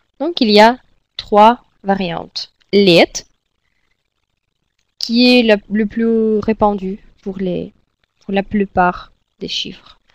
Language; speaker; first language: French; non-native, fluent; Russian